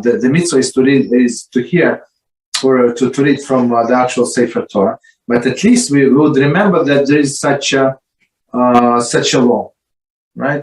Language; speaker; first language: English; non-native, fluent; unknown